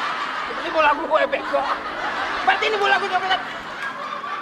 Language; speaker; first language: Indonesian; native; Indonesian